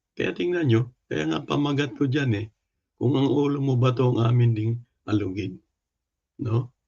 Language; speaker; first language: Filipino; non-native, local second language; Cebuano